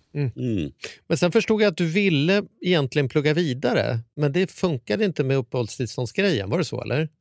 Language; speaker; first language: Swedish; native; Swedish